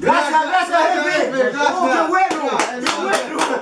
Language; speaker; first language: Spanish; non-native, learner; Haitian Creole